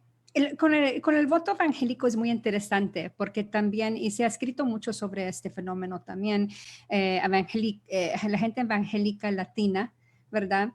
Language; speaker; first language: Spanish; early bilingual, other home language; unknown